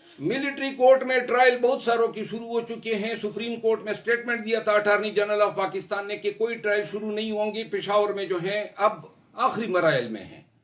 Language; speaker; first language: Urdu; non-native, local second language; Pashto